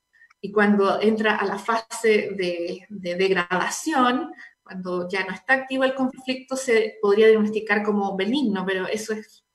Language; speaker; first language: Spanish; native; Spanish